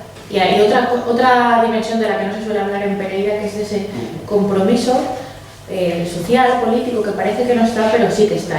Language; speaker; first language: Spanish; native; Spanish